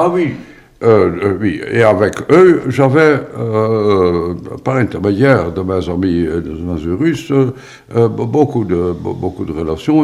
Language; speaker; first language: French; non-native, fluent; Dutch